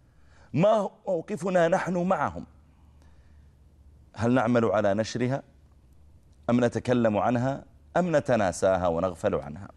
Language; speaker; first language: Arabic; native; Arabic